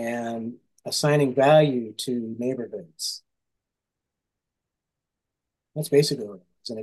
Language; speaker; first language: English; native; English